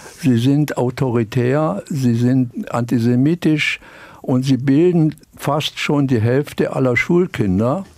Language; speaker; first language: German; native; German